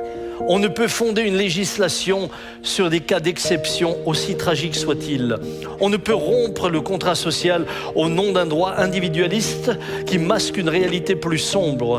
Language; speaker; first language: French; native; French